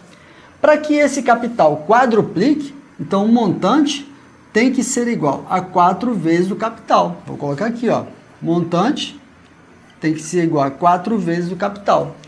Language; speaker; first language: Portuguese; native; Portuguese